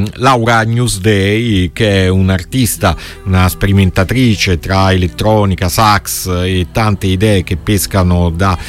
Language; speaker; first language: Italian; native; Italian